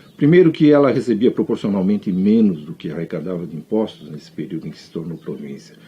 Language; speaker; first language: Portuguese; early bilingual, other home language; Japanese